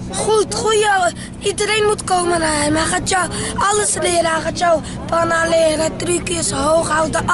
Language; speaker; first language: Dutch; non-native, learner; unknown